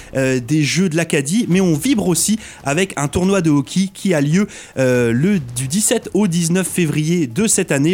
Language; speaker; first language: French; native; French